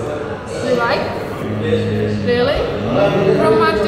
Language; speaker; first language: English; non-native, learner; Czech